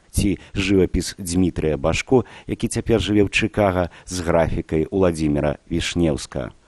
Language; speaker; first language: Belarusian; native; Belarusian